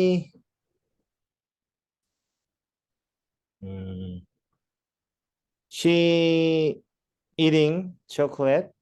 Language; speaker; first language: English; non-native, learner; Korean